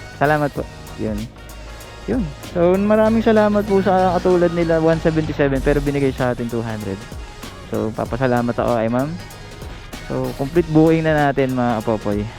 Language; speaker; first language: Filipino; native; Filipino